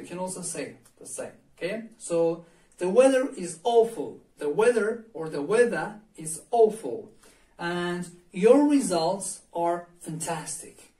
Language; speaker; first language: English; non-native, learner; Azerbaijani